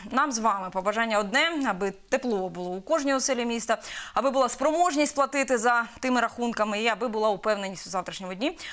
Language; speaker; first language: Ukrainian; native; Ukrainian